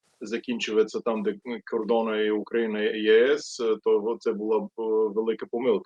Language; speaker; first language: Ukrainian; non-native, fluent; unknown